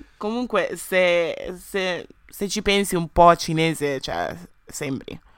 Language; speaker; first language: Italian; early bilingual, other home language; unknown